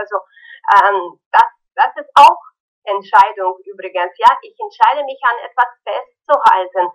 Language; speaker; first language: German; non-native, fluent; Russian